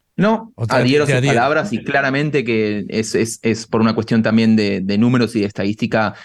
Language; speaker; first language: Spanish; native; Spanish